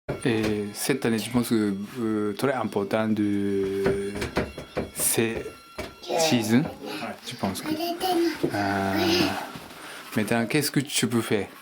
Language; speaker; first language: French; non-native, learner; Japanese